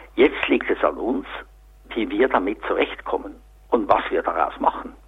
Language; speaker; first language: German; native; German